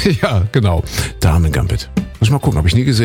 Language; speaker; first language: German; native; German